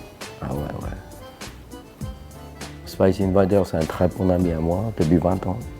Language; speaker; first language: French; non-native, fluent; Cantonese